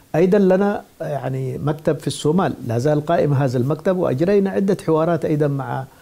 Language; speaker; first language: Arabic; non-native, fluent; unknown